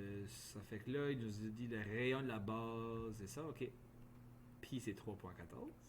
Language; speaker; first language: French; native; French